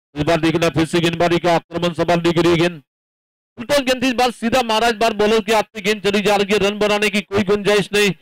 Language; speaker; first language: Hindi; non-native, local second language; Marathi